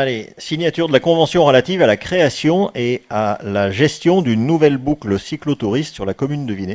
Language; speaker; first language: French; native; French